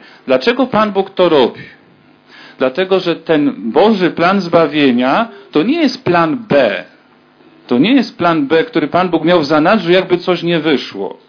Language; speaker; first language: Polish; native; Polish